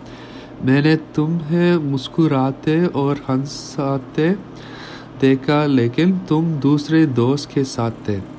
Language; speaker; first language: Hindi; non-native, learner; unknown